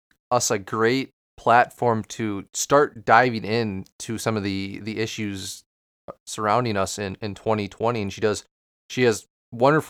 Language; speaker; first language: English; native; English